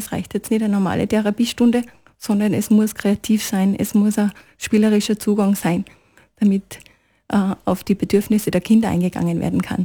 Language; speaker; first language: German; native; German